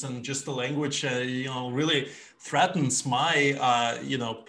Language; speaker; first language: English; non-native, fluent; Ukrainian